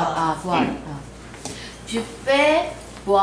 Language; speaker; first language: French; non-native, learner; Korean